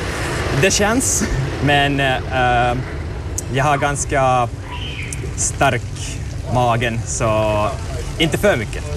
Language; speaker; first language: Swedish; non-native, learner; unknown